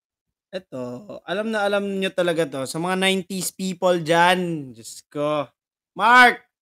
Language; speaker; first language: Filipino; native; Filipino